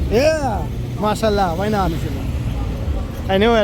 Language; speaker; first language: English; non-native, learner; Bangla